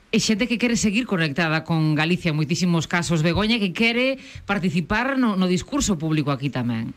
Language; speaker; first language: Galician; native; Galician